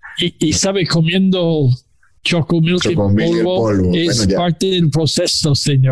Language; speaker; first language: Spanish; non-native, learner; English